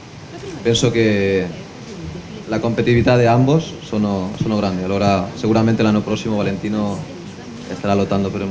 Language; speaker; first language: Italian; non-native, fluent; Spanish